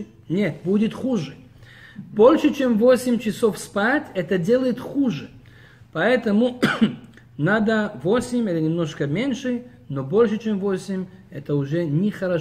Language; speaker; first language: Russian; early bilingual, heritage; Russian